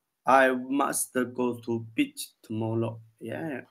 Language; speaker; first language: English; non-native, learner; Chinese